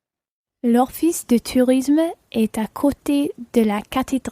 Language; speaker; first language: French; non-native, learner; English